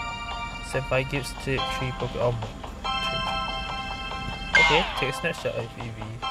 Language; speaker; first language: English; non-native, local second language; Malay